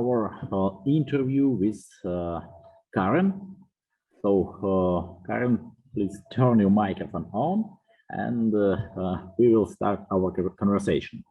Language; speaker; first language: English; non-native, fluent; Russian